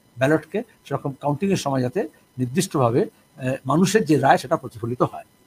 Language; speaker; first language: Bangla; native; Bangla